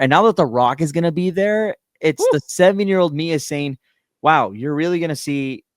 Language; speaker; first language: English; native; English